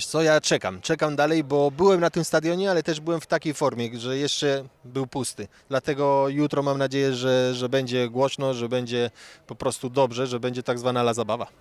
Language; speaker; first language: Polish; native; Polish